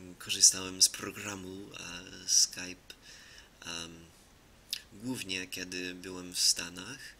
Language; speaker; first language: Polish; non-native, learner; English